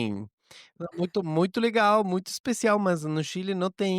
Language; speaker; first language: Portuguese; non-native, learner; Spanish